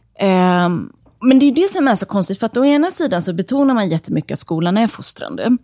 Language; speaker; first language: Swedish; early bilingual, other home language; Serbian